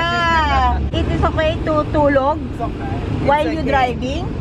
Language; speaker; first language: English; non-native, learner; Filipino